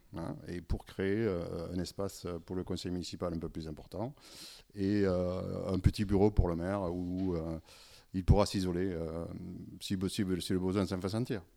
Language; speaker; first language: French; native; French